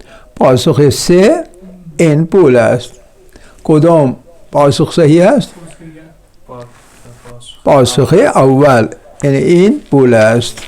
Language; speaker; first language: Persian; non-native, fluent; Urdu